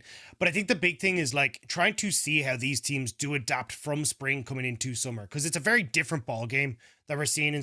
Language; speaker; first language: English; native; English